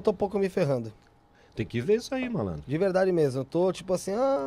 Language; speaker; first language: Portuguese; native; Portuguese